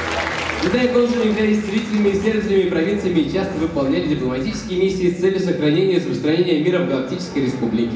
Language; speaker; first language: Russian; native; Russian